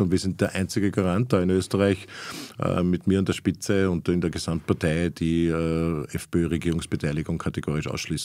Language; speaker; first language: German; native; German